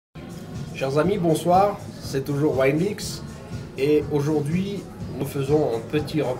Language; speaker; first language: French; non-native, fluent; Russian